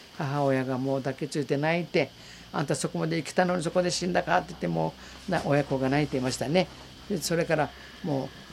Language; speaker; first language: Japanese; native; Japanese